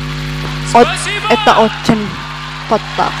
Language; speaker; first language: Russian; non-native, learner; Indonesian